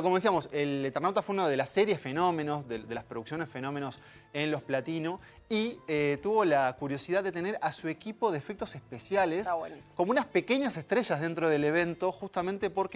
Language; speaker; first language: Spanish; native; Spanish